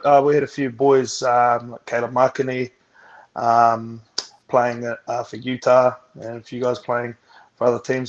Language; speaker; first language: English; native; English